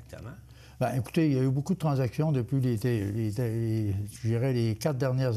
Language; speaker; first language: French; native; French